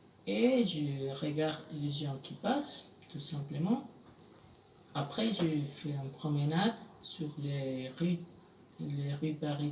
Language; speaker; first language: French; non-native, fluent; Spanish